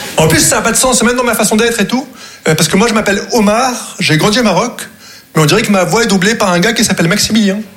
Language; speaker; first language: French; non-native, local second language; Arabic